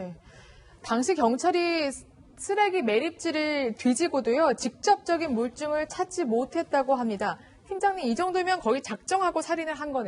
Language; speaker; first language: Korean; native; Korean